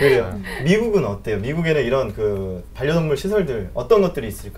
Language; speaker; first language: Korean; native; Korean